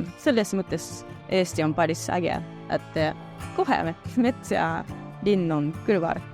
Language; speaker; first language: Estonian; non-native, learner; Japanese